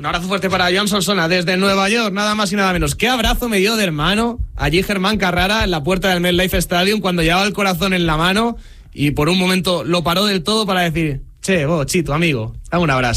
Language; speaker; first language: Spanish; native; Spanish